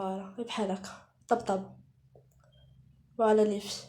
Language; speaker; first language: Arabic; native; Arabic